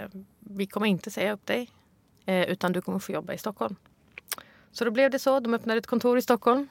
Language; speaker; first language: Swedish; early bilingual, other home language; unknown